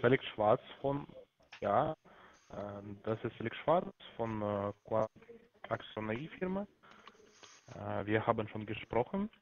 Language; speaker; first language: German; non-native, learner; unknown